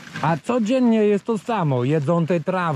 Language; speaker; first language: Polish; non-native, learner; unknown